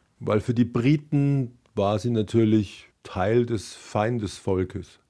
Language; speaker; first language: German; native; German